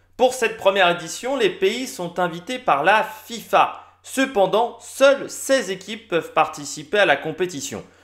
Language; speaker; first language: French; native; French